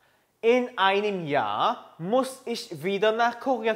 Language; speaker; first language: German; non-native, fluent; Korean